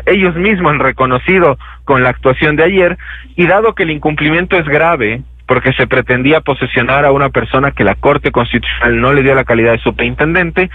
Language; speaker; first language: Spanish; native; Spanish